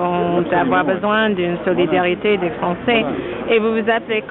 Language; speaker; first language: French; non-native, fluent; English